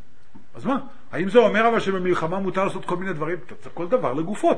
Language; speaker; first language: Hebrew; native; Hebrew